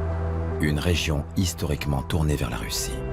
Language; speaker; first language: French; native; French